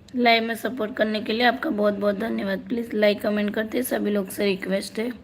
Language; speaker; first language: Hindi; non-native, local second language; Gujarati